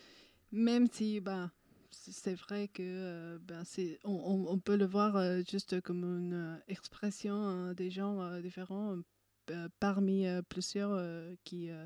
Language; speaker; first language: French; non-native, fluent; Spanish